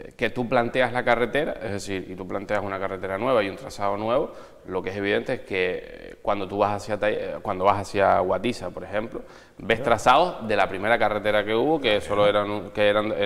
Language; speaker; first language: Spanish; native; Spanish